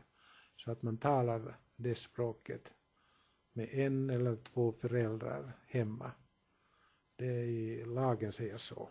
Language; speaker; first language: Swedish; non-native, local second language; Finnish